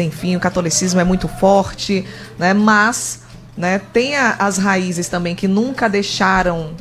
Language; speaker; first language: Portuguese; native; Portuguese